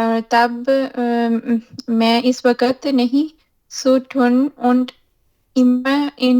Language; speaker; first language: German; non-native, learner; Urdu